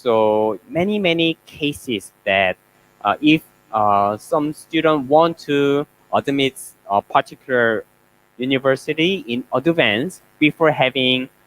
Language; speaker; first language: English; non-native, learner; Korean